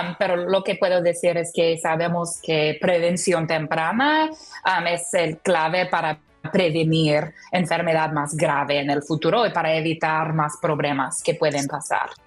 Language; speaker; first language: Spanish; non-native, learner; English